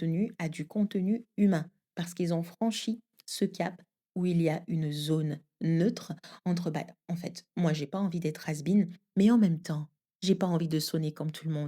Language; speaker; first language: French; native; French